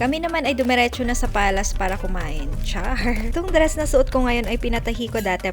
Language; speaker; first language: Filipino; native; Filipino